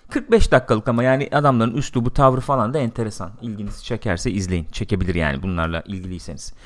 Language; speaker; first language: Turkish; native; Turkish